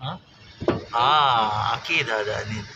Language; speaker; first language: Arabic; non-native, learner; Filipino